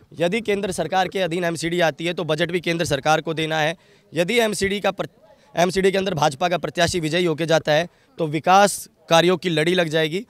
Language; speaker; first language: Hindi; native; Hindi